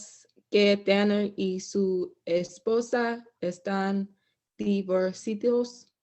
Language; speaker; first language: Spanish; non-native, learner; English